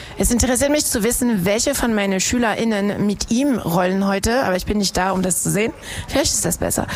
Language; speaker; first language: German; non-native, fluent; French